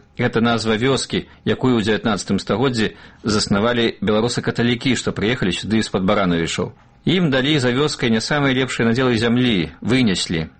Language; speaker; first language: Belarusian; native; Belarusian